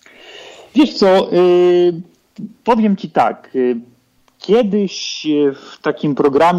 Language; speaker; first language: Polish; native; Polish